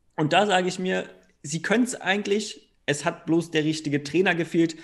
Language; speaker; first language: German; native; German